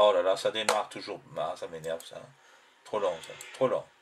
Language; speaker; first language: French; native; French